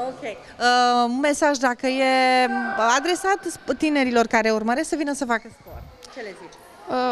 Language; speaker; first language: Romanian; native; Romanian